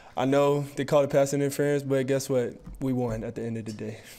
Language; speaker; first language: English; native; English